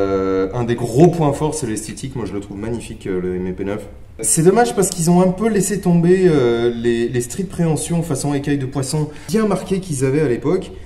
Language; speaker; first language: French; native; French